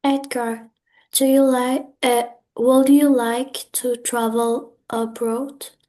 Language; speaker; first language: English; non-native, learner; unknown